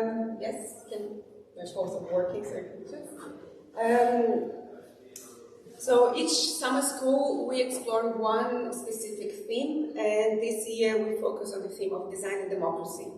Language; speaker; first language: English; non-native, fluent; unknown